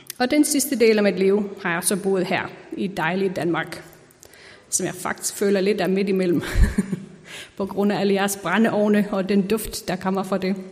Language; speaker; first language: Danish; non-native, fluent; Icelandic